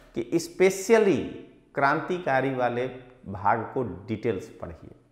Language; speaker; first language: Hindi; non-native, local second language; Gujarati